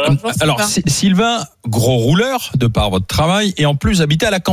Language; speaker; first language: French; native; French